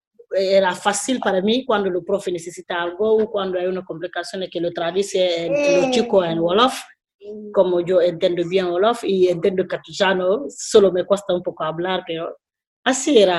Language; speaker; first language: Spanish; non-native, learner; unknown